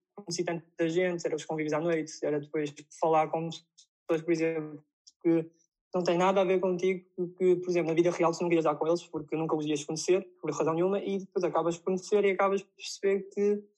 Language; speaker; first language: Portuguese; non-native, fluent; Chinese